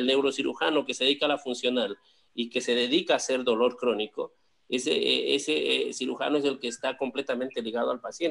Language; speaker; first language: Spanish; native; Spanish